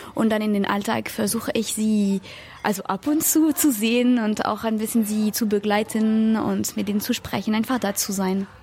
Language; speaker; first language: German; non-native, fluent; French